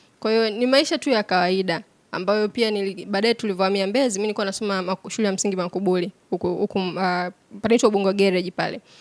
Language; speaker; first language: Swahili; native; Swahili